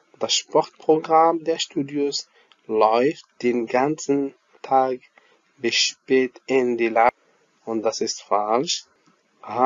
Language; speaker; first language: German; non-native, fluent; Arabic